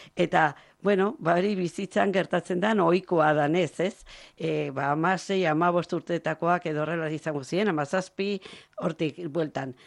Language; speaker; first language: Basque; native; Basque